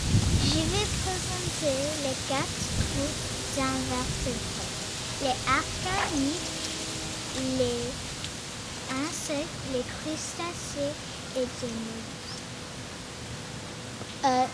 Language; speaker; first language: French; non-native, learner; English